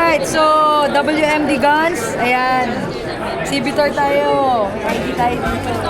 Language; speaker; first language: Filipino; native; Filipino